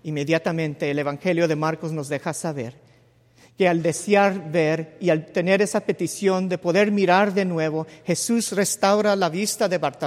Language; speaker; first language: Spanish; early bilingual, heritage; Spanish